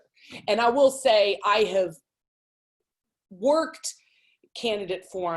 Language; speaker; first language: English; native; English